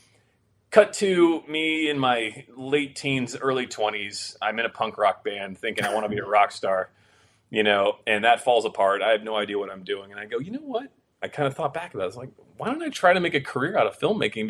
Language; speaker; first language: English; native; English